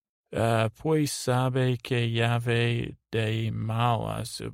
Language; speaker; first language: Spanish; non-native, learner; English